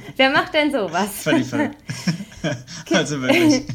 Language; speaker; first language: German; native; German